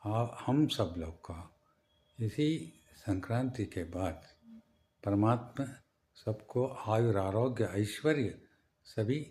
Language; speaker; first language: Hindi; non-native, local second language; Kannada